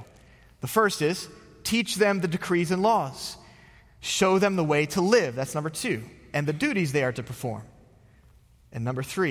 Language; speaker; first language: English; native; English